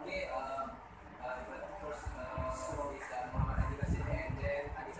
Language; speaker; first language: English; non-native, learner; Indonesian